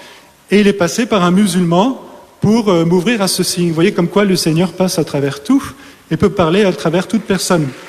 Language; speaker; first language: French; native; French